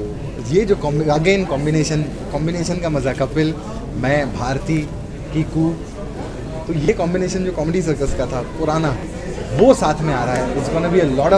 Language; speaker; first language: Hindi; native; Hindi